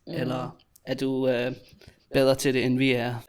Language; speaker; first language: Danish; native; Danish